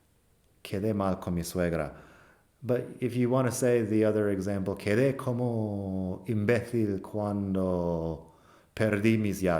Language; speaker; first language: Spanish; non-native, fluent; English